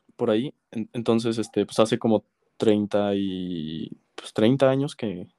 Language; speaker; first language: Spanish; native; Spanish